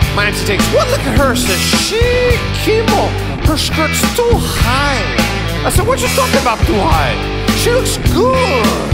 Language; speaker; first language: English; native; English